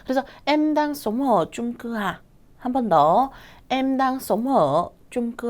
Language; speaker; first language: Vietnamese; non-native, fluent; Korean